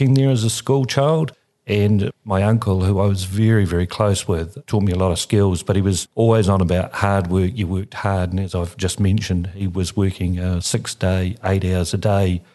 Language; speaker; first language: English; native; English